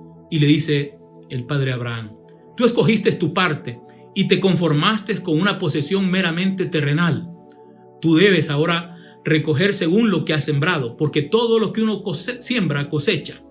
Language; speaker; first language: Spanish; native; Spanish